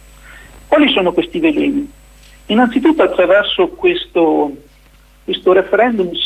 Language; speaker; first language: Italian; native; Italian